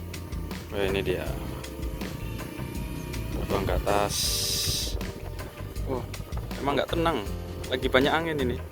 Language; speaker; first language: Indonesian; native; Indonesian